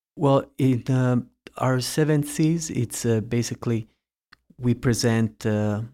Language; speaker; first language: English; early bilingual, heritage; Italian